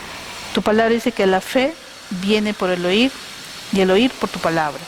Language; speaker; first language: Spanish; native; Spanish